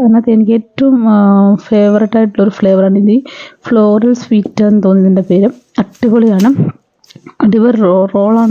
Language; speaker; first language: Malayalam; native; Malayalam